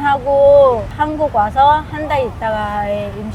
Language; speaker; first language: Korean; non-native, learner; Vietnamese